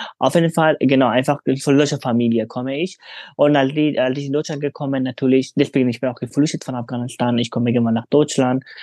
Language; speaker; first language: German; non-native, fluent; Pashto